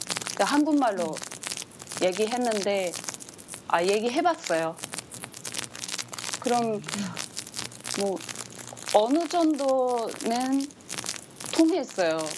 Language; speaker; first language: Korean; non-native, learner; Japanese